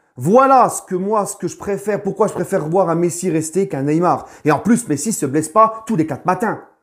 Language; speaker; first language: French; native; French